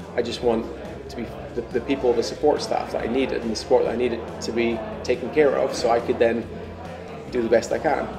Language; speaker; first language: English; native; English